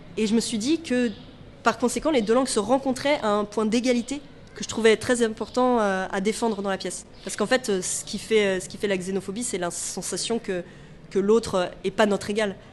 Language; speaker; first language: French; native; French